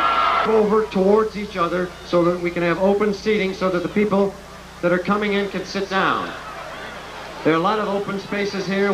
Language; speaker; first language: English; native; English